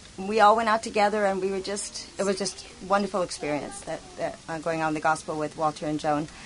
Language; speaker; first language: English; native; English